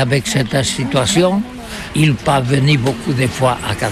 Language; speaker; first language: French; non-native, learner; Catalan